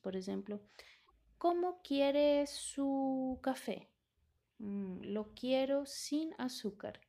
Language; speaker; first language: Spanish; non-native, fluent; Portuguese